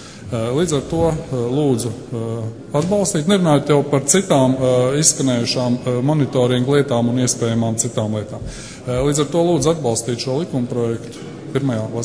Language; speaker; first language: Latvian; native; Latvian